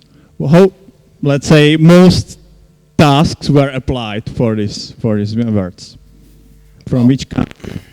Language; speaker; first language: English; non-native, fluent; Czech